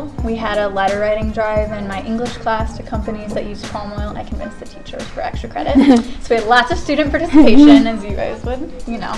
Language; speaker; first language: English; native; English